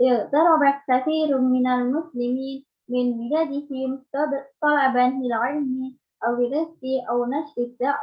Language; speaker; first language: Arabic; non-native, learner; Indonesian